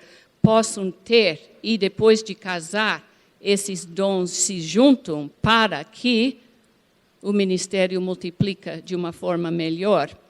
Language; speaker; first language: Portuguese; non-native, fluent; English